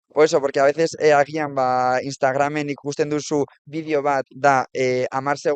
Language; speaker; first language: Basque; non-native, local second language; Spanish